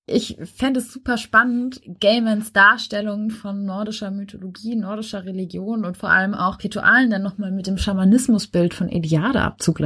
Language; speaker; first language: German; native; German